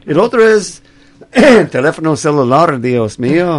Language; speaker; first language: Spanish; non-native, fluent; English